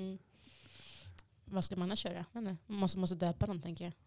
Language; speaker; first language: Swedish; early bilingual, other home language; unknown